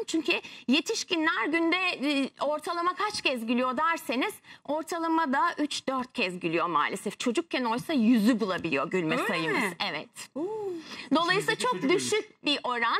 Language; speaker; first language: Turkish; native; Turkish